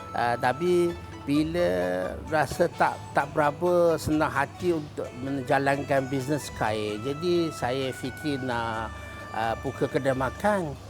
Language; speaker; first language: Malay; non-native, fluent; Chinese